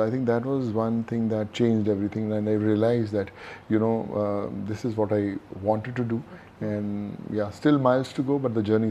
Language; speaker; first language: English; non-native, local second language; Punjabi